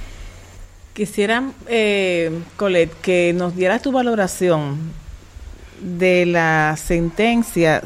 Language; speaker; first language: Spanish; native; Spanish